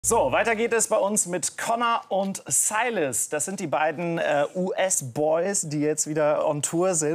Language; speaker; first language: German; native; German